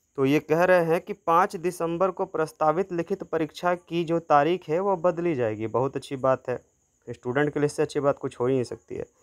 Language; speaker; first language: Hindi; native; Hindi